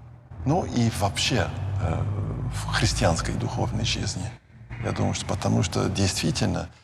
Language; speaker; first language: Russian; non-native, fluent; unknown